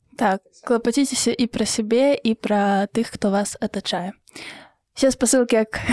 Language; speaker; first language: Belarusian; native; Belarusian